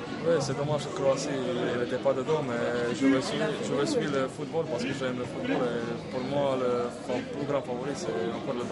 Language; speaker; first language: French; non-native, fluent; Croatian